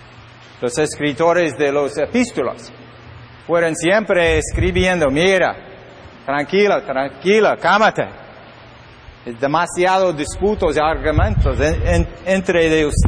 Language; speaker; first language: Spanish; non-native, learner; English